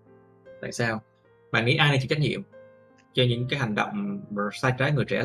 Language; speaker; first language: Vietnamese; native; Vietnamese